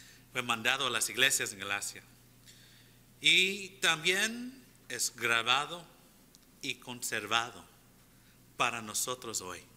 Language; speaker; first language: Spanish; non-native, fluent; English